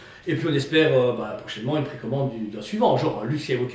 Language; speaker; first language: French; native; French